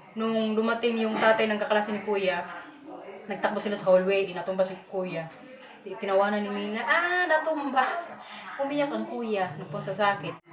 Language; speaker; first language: Filipino; non-native, local second language; Waray